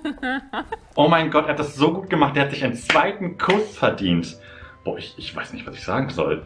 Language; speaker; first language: German; native; German